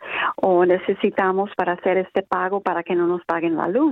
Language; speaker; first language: Spanish; early bilingual, other home language; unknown